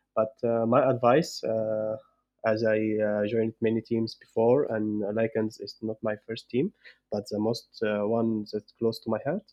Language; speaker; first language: English; non-native, fluent; Arabic